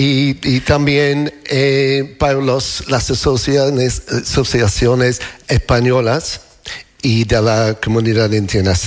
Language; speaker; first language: Spanish; non-native, learner; English